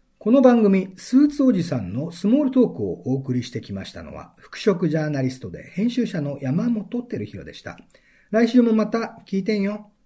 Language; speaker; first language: Japanese; native; Japanese